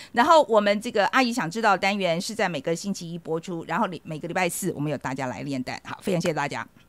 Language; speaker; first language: Chinese; native; Chinese